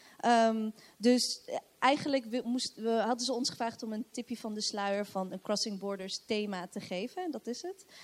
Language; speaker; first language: Dutch; native; Dutch